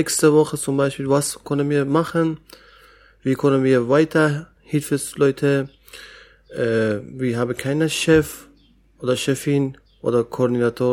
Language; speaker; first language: German; non-native, learner; Persian